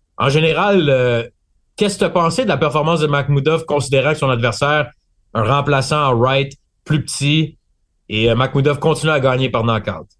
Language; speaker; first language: French; native; French